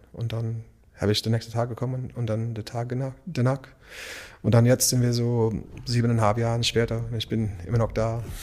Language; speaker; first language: German; non-native, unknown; English